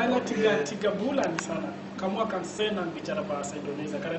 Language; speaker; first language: Indonesian; non-native, learner; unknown